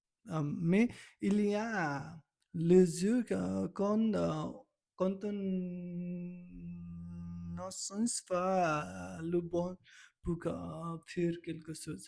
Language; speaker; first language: French; non-native, learner; Nepali